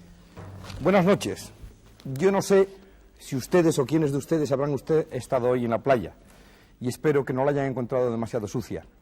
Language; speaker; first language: Spanish; native; Spanish